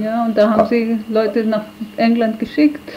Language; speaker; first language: German; non-native, fluent; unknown